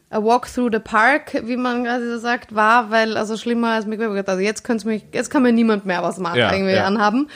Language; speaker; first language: German; native; German